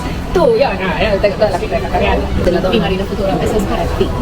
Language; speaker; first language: Spanish; non-native, learner; Polish